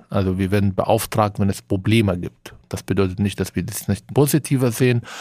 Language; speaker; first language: German; non-native, fluent; Arabic